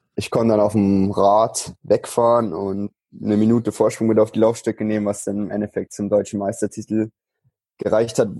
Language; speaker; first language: German; native; German